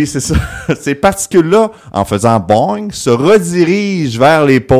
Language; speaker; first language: French; native; French